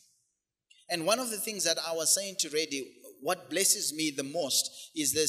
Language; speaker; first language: English; non-native, local second language; Shona